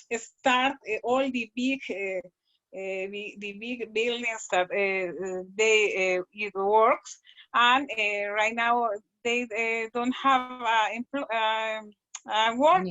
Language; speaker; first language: English; non-native, learner; Spanish